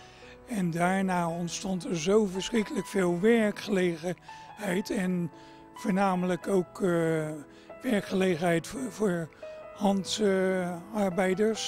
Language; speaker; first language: Dutch; native; Dutch